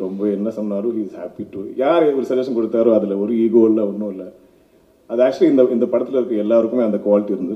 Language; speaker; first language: Tamil; non-native, local second language; Malayalam